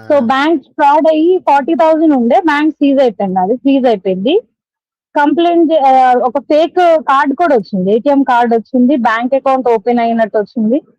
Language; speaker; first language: Telugu; native; Telugu